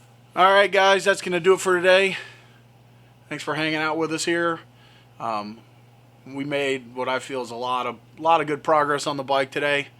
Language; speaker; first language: English; native; English